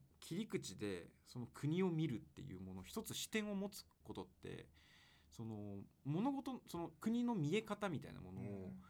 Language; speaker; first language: Japanese; native; Japanese